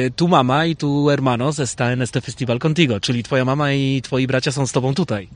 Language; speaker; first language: Polish; native; Polish